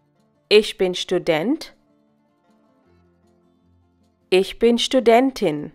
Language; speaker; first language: German; non-native, fluent; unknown